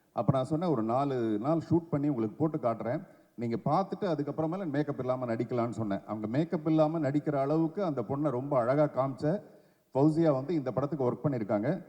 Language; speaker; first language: Tamil; native; Tamil